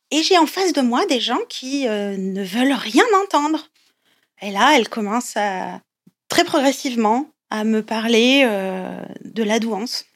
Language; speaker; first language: French; native; French